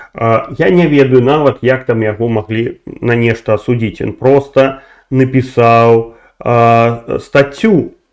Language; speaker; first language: Belarusian; non-native, local second language; Russian